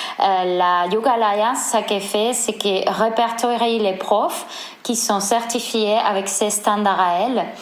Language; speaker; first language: French; non-native, fluent; Spanish